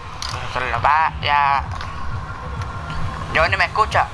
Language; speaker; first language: Spanish; native; Spanish